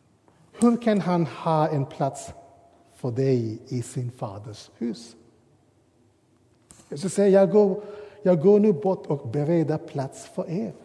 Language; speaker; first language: Swedish; non-native, fluent; English